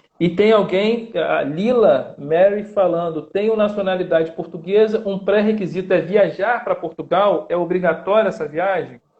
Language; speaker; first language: Portuguese; native; Portuguese